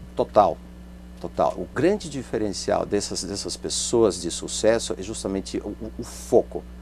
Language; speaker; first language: Portuguese; non-native, fluent; Spanish